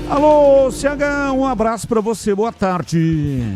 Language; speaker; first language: Portuguese; native; Portuguese